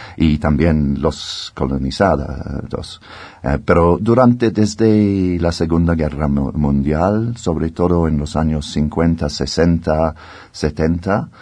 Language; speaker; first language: Spanish; non-native, fluent; English